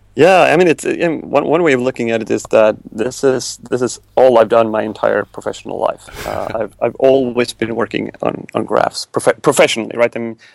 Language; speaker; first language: English; non-native, fluent; Swedish